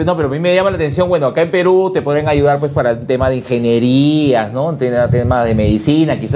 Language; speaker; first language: Spanish; native; Spanish